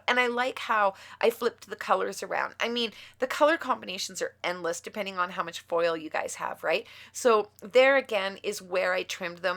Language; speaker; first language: English; native; English